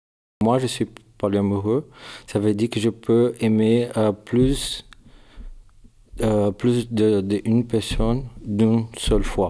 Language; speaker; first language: French; non-native, learner; Portuguese